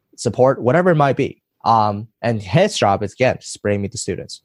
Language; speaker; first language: English; early bilingual, other home language; Chinese